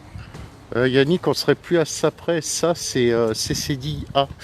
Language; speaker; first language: French; native; French